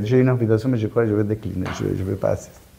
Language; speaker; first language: French; non-native, fluent; Greek